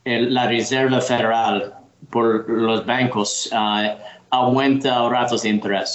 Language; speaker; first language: Spanish; non-native, learner; English